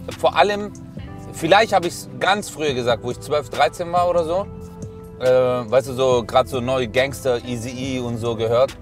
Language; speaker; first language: German; early bilingual, other home language; Turkish